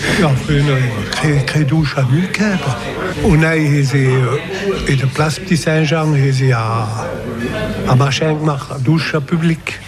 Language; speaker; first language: German; non-native, local second language; French